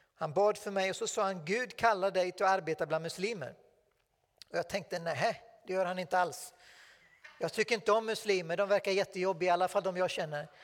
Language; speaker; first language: Swedish; native; Swedish